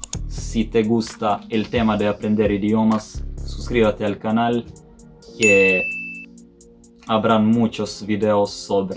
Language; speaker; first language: Spanish; non-native, fluent; Serbian